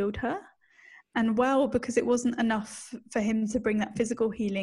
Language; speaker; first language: English; native; English